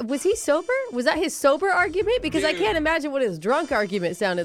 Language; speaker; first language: English; native; English